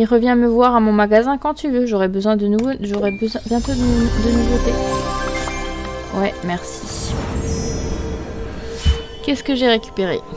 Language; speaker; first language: French; native; French